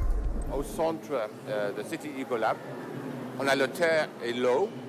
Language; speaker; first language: French; non-native, fluent; English